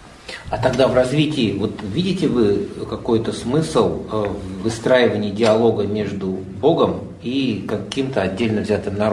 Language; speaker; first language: Russian; native; Russian